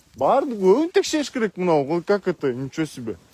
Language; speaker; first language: Russian; non-native, local second language; Kyrgyz